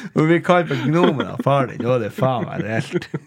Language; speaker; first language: Norwegian; native; Norwegian